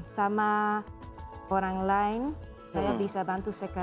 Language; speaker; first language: Indonesian; non-native, learner; Dutch